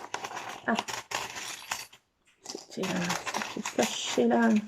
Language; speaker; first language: French; native; French